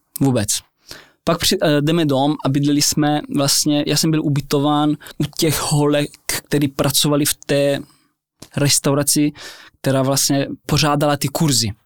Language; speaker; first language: Czech; early bilingual, heritage; Czech